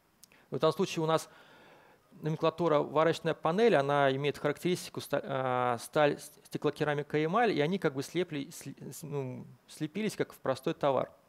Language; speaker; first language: Russian; native; Russian